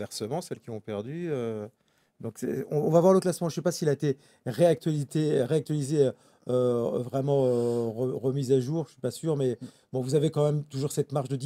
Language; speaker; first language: French; native; French